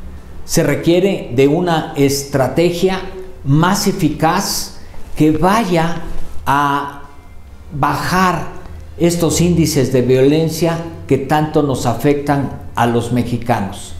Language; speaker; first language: Spanish; native; Spanish